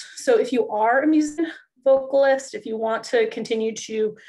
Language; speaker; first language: English; native; English